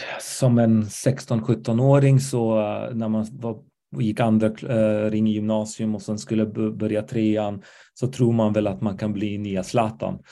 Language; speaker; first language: Swedish; early bilingual, other home language; Arabic